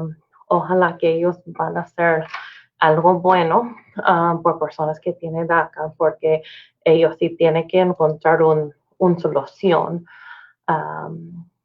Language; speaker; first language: Spanish; non-native, learner; English